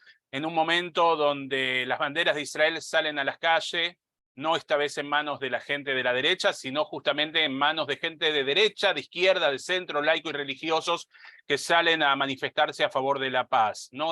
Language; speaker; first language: Spanish; native; Spanish